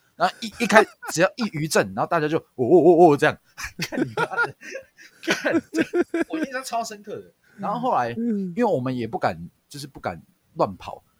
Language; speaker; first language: Chinese; native; Chinese